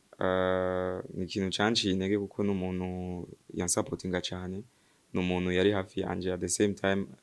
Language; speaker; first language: Rundi; early bilingual, heritage; Rundi